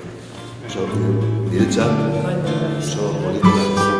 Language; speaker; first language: Basque; non-native, local second language; Spanish